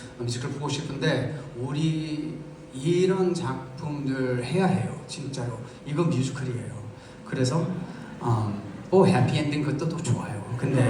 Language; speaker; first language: Korean; non-native, fluent; English